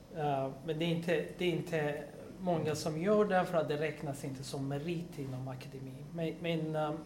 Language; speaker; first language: Swedish; non-native, fluent; Persian